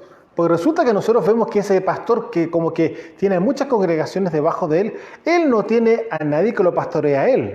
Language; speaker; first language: Spanish; native; Spanish